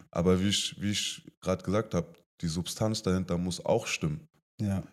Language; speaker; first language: German; native; German